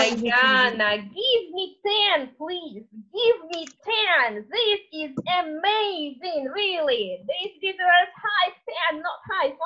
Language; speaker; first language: English; non-native, fluent; Russian